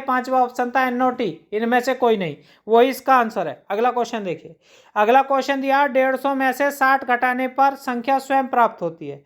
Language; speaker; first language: Hindi; native; Hindi